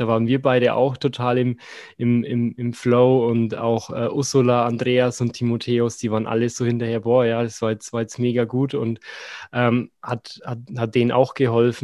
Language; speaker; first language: German; native; German